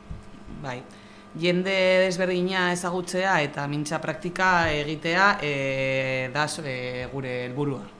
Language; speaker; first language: Basque; non-native, learner; Spanish